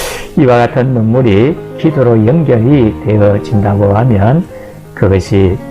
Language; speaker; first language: Korean; native; Korean